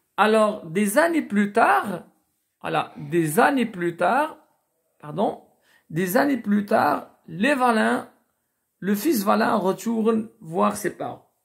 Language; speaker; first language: French; non-native, local second language; Arabic